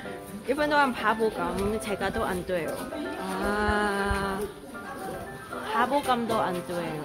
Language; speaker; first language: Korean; non-native, learner; Cantonese